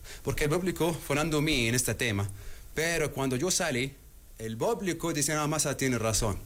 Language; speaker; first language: Spanish; non-native, learner; Arabic